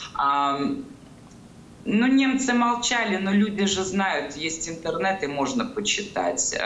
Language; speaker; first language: Russian; native; Russian